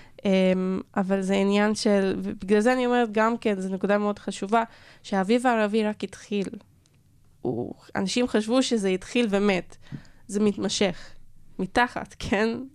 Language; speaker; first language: Hebrew; non-native, local second language; Arabic